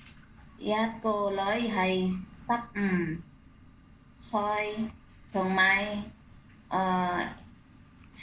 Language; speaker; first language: Cantonese; non-native, learner; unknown